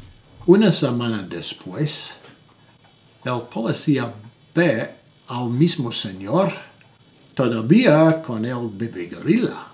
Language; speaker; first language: Spanish; non-native, learner; English